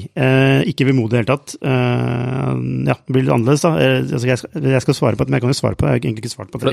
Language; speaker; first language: Norwegian; native; Norwegian